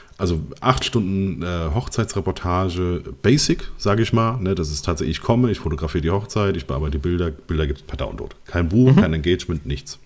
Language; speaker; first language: German; native; German